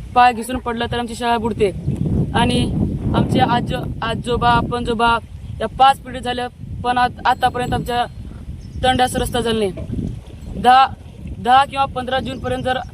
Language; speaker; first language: Marathi; non-native, local second language; Lambadi